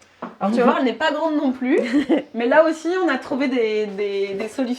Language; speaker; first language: French; native; French